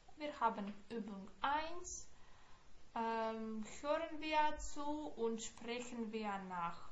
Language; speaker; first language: German; non-native, fluent; Ukrainian